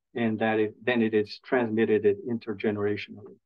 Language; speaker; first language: English; non-native, fluent; Portuguese